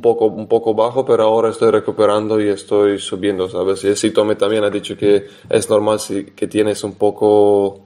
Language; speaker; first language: Spanish; non-native, fluent; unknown